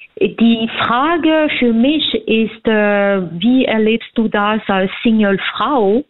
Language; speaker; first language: German; non-native, fluent; French